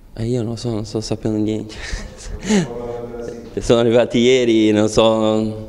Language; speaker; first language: Italian; non-native, fluent; Portuguese